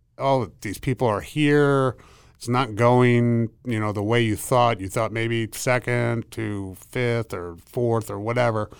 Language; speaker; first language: English; native; English